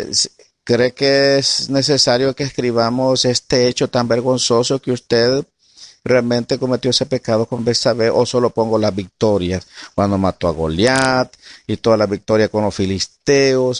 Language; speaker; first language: Spanish; native; Spanish